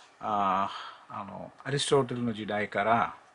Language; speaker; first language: Japanese; non-native, learner; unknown